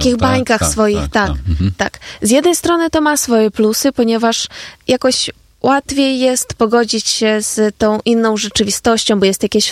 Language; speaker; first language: Polish; non-native, fluent; Ukrainian